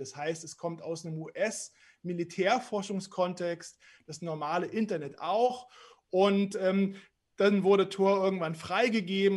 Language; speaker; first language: German; native; German